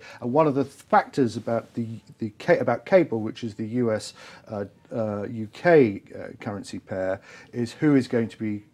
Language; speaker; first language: English; native; English